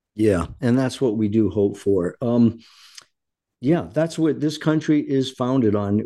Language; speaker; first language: English; native; English